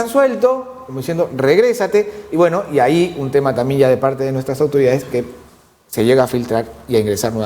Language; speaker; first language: Spanish; native; Spanish